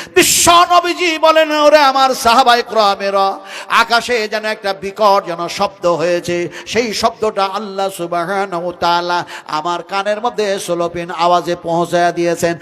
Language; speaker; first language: Bangla; non-native, local second language; Hindi